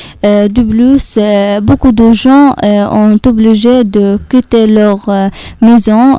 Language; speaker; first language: French; non-native, learner; Arabic